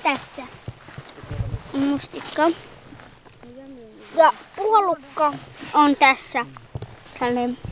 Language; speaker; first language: Finnish; early bilingual, heritage; Finnish